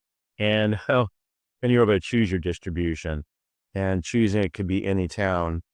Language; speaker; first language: English; native; English